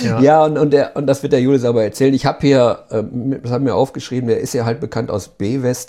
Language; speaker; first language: German; native; German